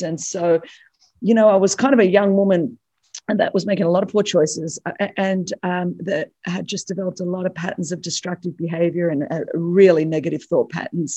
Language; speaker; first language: English; non-native, local second language; Greek